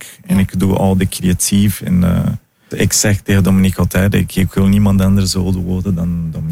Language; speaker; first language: Dutch; non-native, fluent; Italian